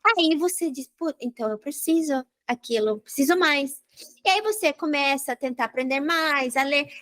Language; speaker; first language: Portuguese; non-native, fluent; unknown